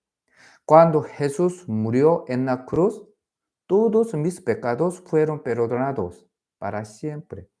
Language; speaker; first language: Spanish; non-native, fluent; Korean